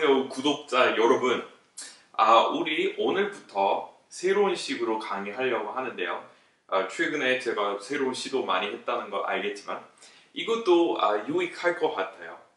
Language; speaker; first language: Korean; non-native, fluent; English